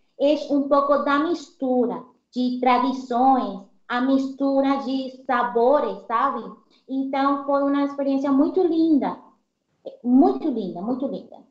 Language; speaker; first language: Portuguese; non-native, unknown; Spanish